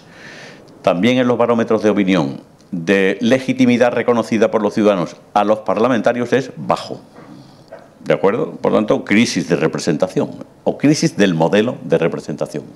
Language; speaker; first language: Spanish; native; Spanish